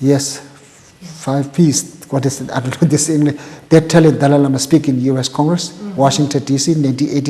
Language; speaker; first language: English; non-native, local second language; Tibetan